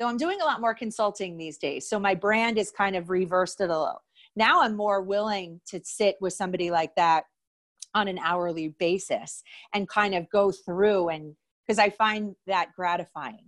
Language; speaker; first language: English; native; English